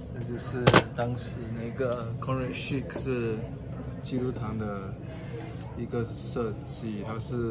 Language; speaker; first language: Chinese; non-native, learner; English